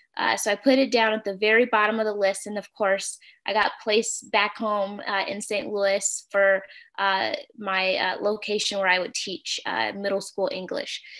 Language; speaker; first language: English; native; English